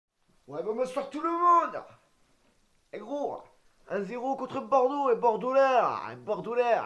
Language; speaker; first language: French; native; French